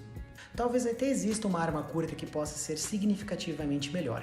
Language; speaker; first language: Portuguese; native; Portuguese